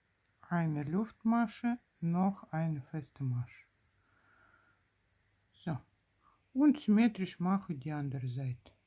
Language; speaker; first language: German; non-native, fluent; Russian